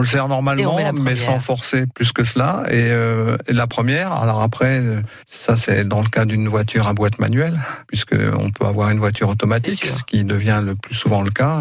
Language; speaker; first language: French; native; French